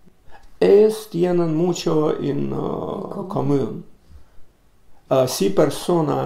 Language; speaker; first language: Spanish; non-native, learner; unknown